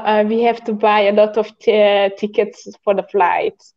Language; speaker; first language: English; non-native, learner; Hungarian